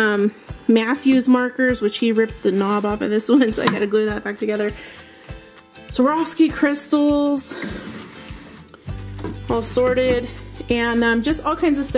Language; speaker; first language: English; native; English